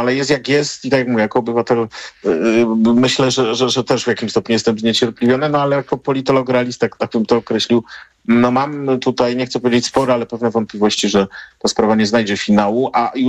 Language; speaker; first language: Polish; native; Polish